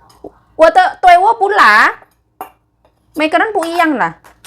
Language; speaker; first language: Chinese; non-native, learner; Javanese